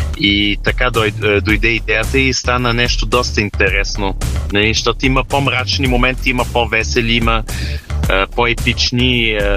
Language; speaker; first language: Bulgarian; early bilingual, heritage; Bulgarian